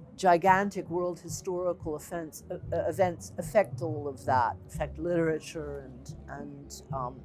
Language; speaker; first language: English; native; English